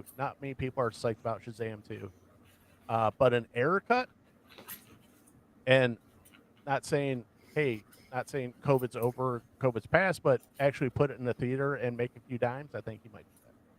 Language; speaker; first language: English; native; English